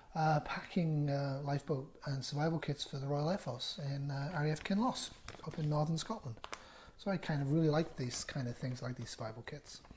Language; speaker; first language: English; native; English